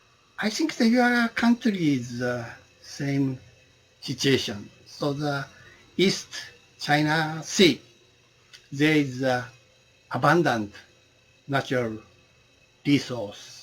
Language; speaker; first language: English; non-native, learner; Japanese